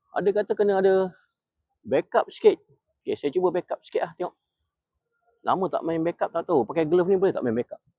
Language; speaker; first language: Malay; native; Malay